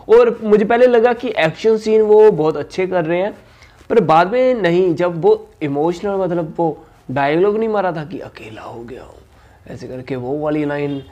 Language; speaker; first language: Hindi; native; Hindi